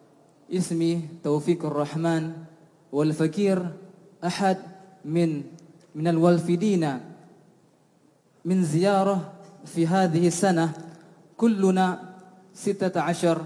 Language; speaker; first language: Arabic; non-native, learner; Indonesian